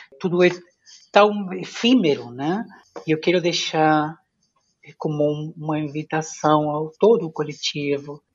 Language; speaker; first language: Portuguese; non-native, fluent; Spanish